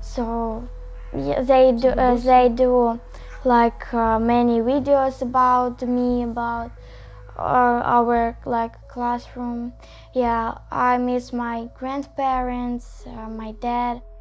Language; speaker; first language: English; non-native, learner; Ukrainian